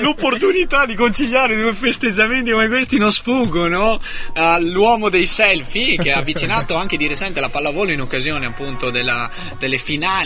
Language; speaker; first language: Italian; native; Italian